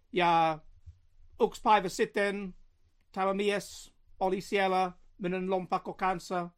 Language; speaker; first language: Finnish; non-native, learner; English